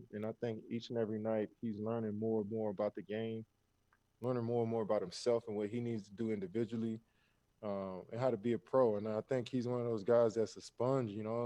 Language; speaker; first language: English; native; English